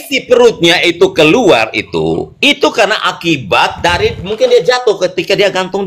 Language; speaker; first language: Indonesian; native; Indonesian